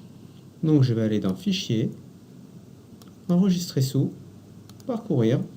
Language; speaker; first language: French; native; French